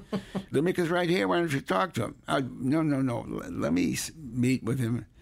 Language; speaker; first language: English; native; English